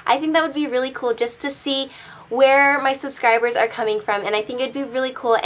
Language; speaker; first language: English; native; English